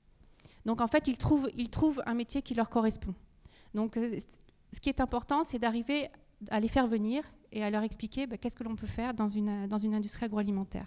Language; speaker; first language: French; native; French